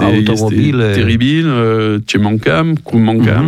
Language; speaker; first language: Romanian; non-native, learner; French